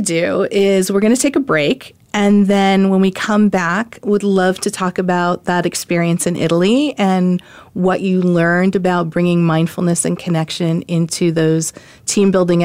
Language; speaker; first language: English; native; English